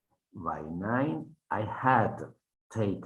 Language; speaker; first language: English; non-native, fluent; Spanish